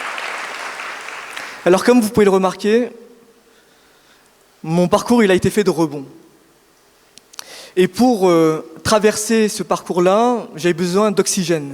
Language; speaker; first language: French; native; French